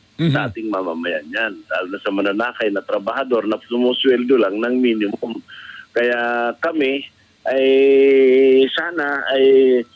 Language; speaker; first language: Filipino; native; Filipino